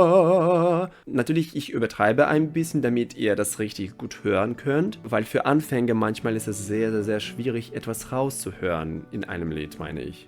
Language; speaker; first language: German; non-native, fluent; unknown